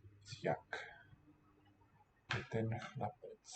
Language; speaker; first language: Czech; non-native, learner; English